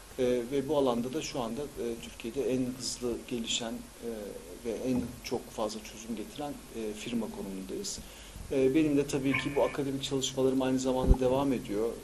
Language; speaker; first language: Turkish; early bilingual, heritage; Turkish